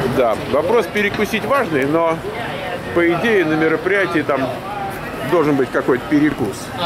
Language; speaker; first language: Russian; native; Russian